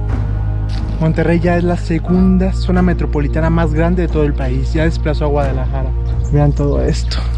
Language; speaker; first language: Spanish; native; Spanish